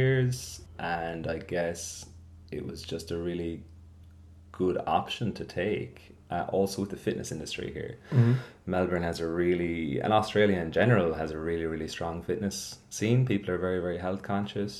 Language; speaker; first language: English; native; English